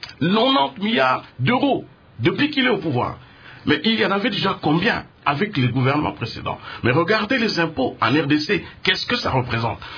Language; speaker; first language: French; non-native, local second language; Lingala